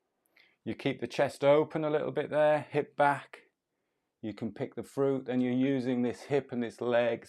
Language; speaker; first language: English; native; English